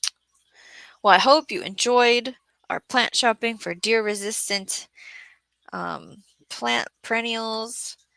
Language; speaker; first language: English; native; English